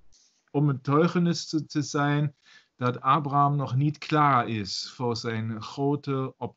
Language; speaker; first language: Dutch; non-native, learner; German